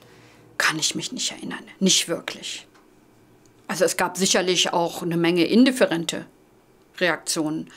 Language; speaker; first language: German; native; German